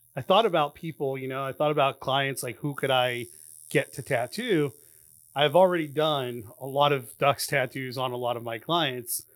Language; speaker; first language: English; native; English